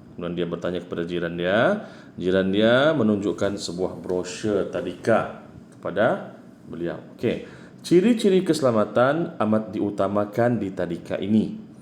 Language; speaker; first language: Malay; native; Malay